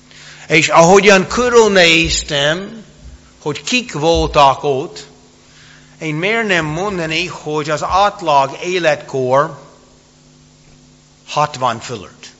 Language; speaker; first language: Hungarian; non-native, fluent; English